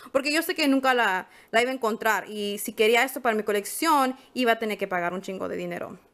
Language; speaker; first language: Spanish; early bilingual, heritage; Spanish